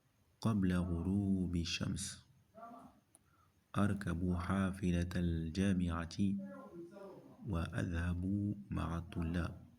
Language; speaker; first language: Arabic; non-native, fluent; French